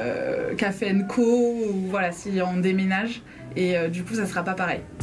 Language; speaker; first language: French; native; French